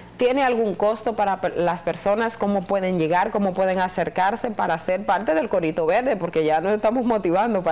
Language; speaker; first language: Spanish; native; Spanish